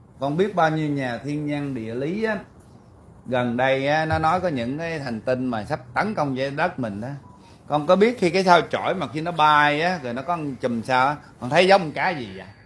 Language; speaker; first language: Vietnamese; early bilingual, heritage; Vietnamese